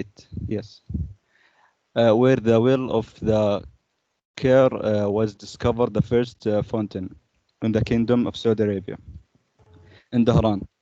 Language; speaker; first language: English; non-native, learner; Arabic